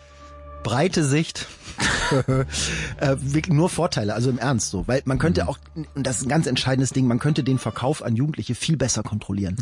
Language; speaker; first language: German; native; German